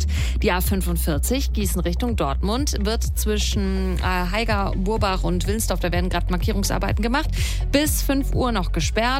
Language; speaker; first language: German; native; German